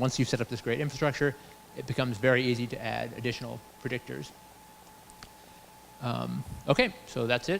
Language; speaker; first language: English; native; English